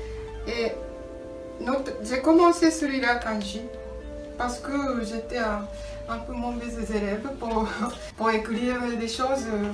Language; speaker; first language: French; non-native, learner; Japanese